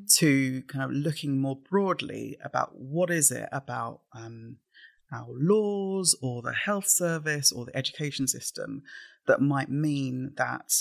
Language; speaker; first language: English; native; English